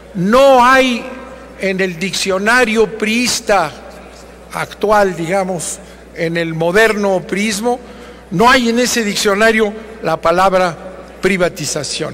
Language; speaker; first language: Spanish; native; Spanish